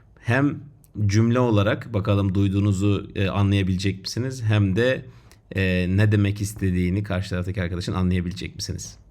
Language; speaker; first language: Turkish; native; Turkish